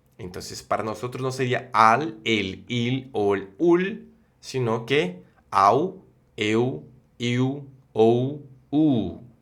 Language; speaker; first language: Spanish; non-native, fluent; Portuguese